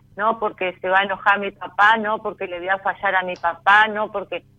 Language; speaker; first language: Spanish; native; Spanish